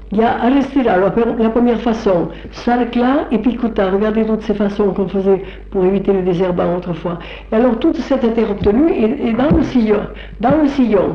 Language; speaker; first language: French; native; French